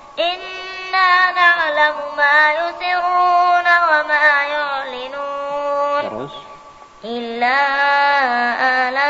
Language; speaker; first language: Arabic; native; Arabic